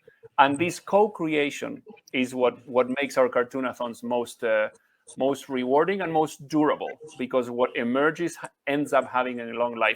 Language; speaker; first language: English; non-native, fluent; Spanish